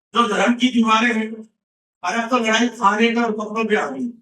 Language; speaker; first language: Hindi; non-native, local second language; Punjabi